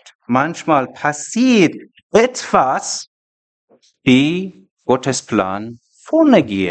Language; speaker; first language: German; non-native, learner; Persian